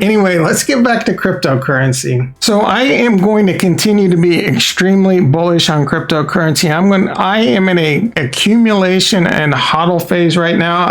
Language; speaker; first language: English; native; English